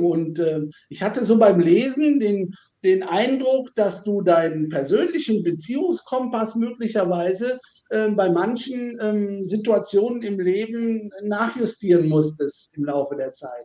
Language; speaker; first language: German; native; German